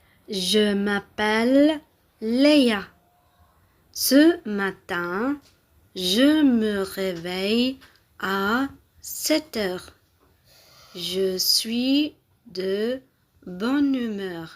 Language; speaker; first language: French; non-native, fluent; Tamil